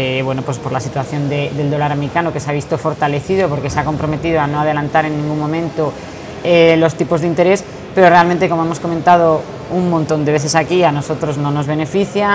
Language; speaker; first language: Spanish; native; Spanish